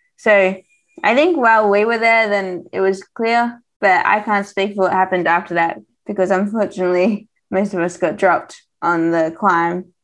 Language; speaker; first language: English; native; English